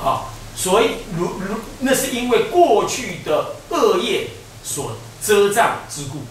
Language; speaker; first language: Chinese; native; Chinese